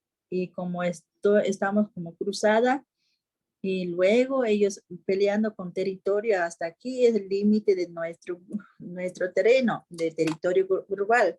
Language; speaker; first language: Spanish; non-native, local second language; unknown